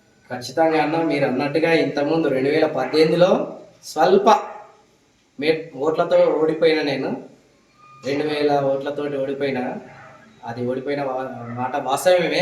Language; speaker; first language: Telugu; native; Telugu